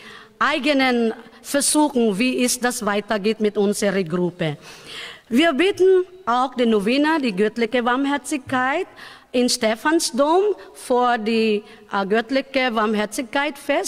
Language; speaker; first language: German; non-native, learner; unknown